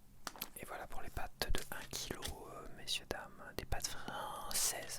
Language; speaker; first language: French; native; French